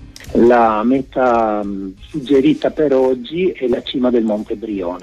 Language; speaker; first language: Italian; native; Italian